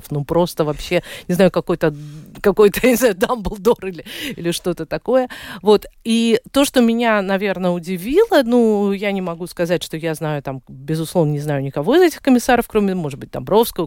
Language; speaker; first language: Russian; native; Russian